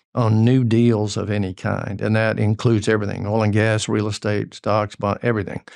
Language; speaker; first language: English; native; English